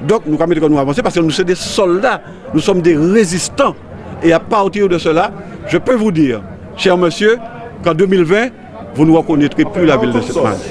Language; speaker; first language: French; native; French